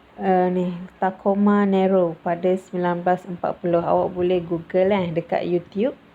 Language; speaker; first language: Malay; native; Malay